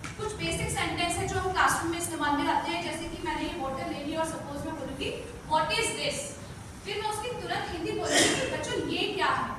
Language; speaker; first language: Hindi; native; Hindi